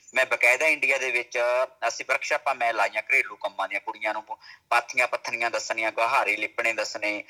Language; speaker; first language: Punjabi; native; Punjabi